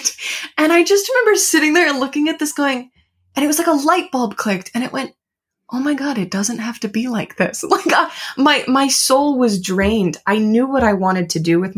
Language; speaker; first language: English; native; English